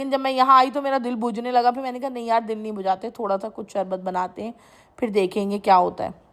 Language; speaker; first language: Urdu; native; Urdu